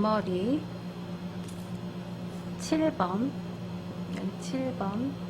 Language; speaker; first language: Korean; native; Korean